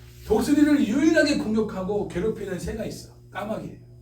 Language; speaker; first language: Korean; native; Korean